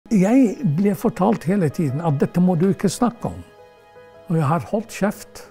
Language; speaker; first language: Norwegian; non-native, fluent; Arabic